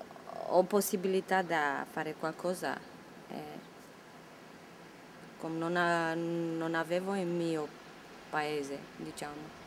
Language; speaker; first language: Italian; non-native, learner; Romanian